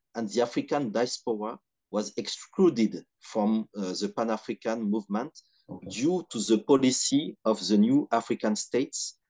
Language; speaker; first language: English; non-native, fluent; French